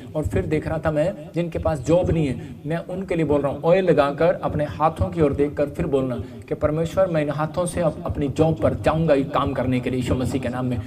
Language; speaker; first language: Hindi; non-native, local second language; Punjabi